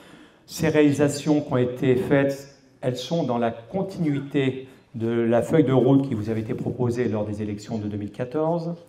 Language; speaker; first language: French; native; French